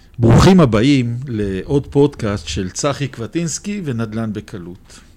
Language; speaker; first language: Hebrew; native; Hebrew